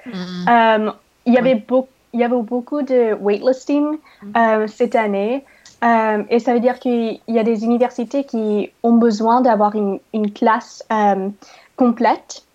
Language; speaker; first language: French; non-native, learner; English